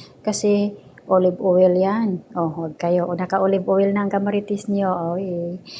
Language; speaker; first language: Filipino; non-native, local second language; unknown